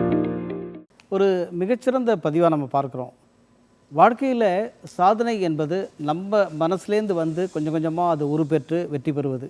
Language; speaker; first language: Tamil; native; Tamil